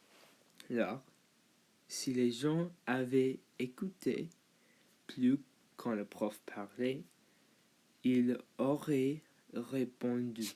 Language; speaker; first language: French; non-native, learner; English